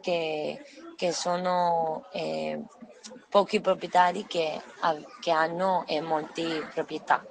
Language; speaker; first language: Italian; non-native, learner; Spanish